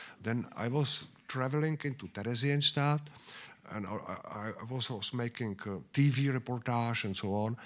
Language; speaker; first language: English; non-native, learner; Czech